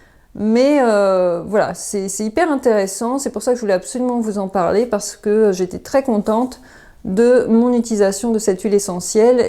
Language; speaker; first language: French; native; French